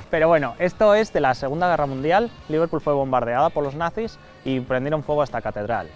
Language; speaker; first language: Spanish; native; Spanish